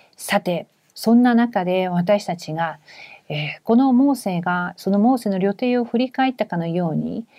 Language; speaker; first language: Japanese; non-native, fluent; Korean